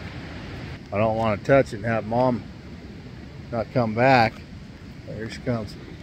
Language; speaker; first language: English; native; English